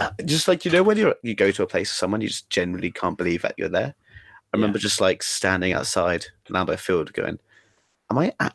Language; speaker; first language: English; native; English